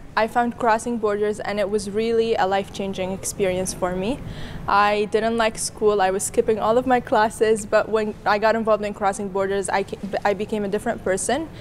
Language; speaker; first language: English; non-native, fluent; Kurdish